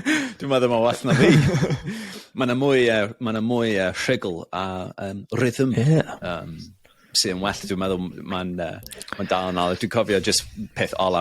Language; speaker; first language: Welsh; non-native, local second language; English